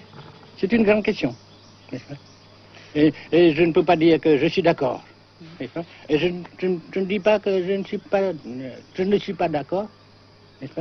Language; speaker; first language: French; non-native, local second language; Vietnamese